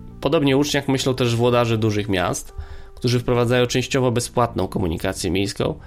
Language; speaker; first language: Polish; native; Polish